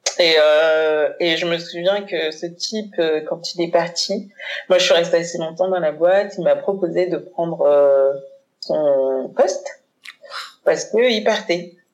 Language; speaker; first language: French; early bilingual, other home language; Haitian Creole